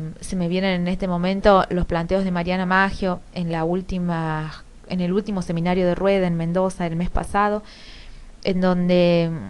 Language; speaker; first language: Spanish; native; Spanish